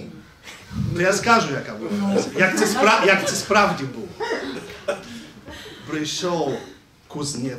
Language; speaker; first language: Ukrainian; native; Ukrainian